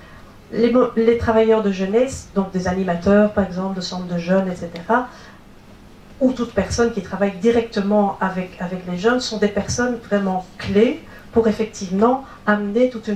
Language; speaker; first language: French; native; French